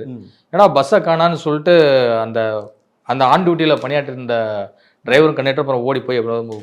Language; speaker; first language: Tamil; native; Tamil